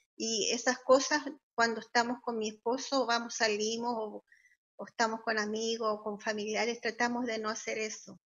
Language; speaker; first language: Spanish; native; Spanish